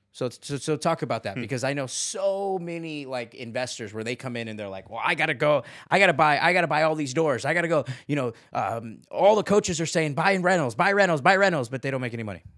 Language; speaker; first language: English; native; English